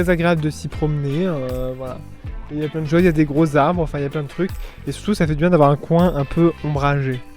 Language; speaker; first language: French; native; French